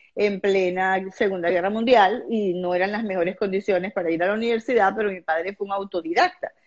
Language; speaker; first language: Spanish; native; Spanish